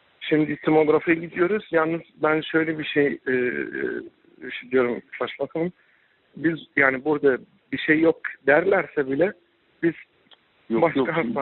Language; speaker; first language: Turkish; non-native, learner; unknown